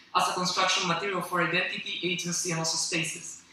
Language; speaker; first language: English; non-native, fluent; Spanish